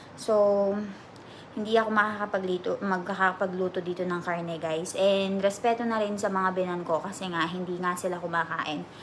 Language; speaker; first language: Filipino; native; Filipino